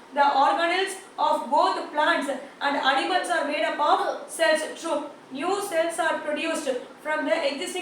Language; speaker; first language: English; non-native, local second language; Tamil